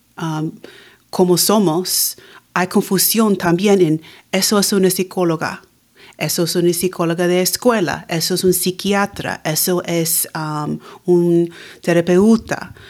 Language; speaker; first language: Spanish; early bilingual, heritage; Spanish